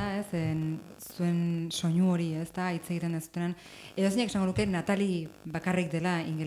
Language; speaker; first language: Basque; native; Basque